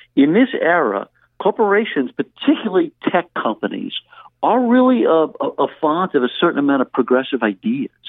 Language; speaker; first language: English; native; English